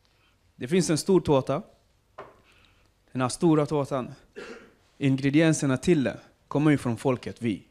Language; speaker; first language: Swedish; non-native, fluent; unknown